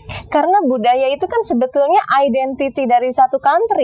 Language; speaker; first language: Indonesian; native; Indonesian